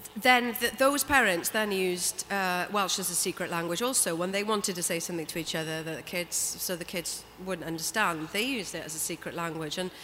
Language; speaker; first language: English; non-native, local second language; Welsh